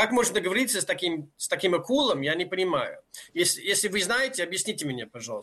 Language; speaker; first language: Russian; non-native, fluent; English